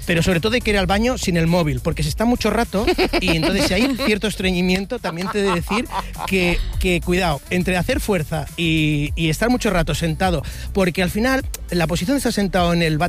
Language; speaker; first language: Spanish; native; Spanish